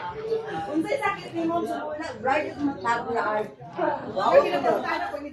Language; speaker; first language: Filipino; non-native, local second language; Cebuano